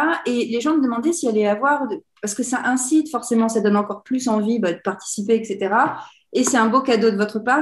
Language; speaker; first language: French; native; French